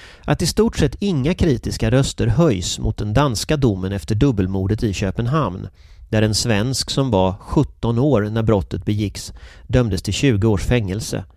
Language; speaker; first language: Swedish; native; Swedish